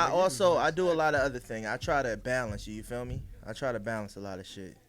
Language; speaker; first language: English; native; English